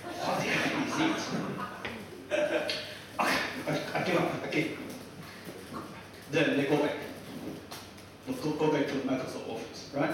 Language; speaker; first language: English; non-native, local second language; Chinese